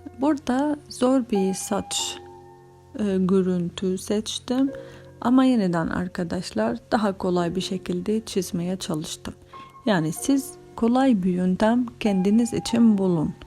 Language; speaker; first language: Turkish; non-native, fluent; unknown